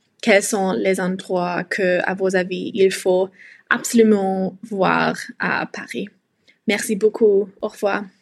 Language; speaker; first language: French; non-native, learner; English